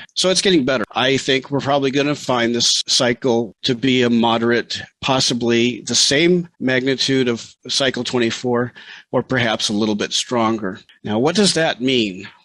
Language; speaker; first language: English; native; English